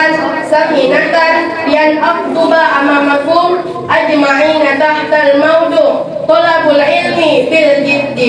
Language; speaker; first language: Arabic; non-native, learner; Indonesian